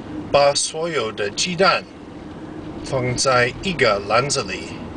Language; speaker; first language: Chinese; non-native, fluent; English